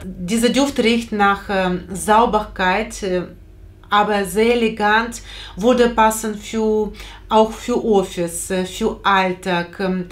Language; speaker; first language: German; non-native, fluent; Russian